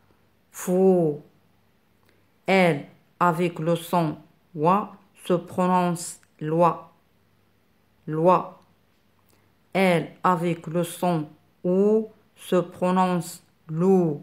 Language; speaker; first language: French; non-native, fluent; Arabic